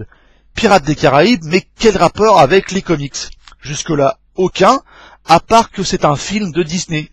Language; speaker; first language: French; native; French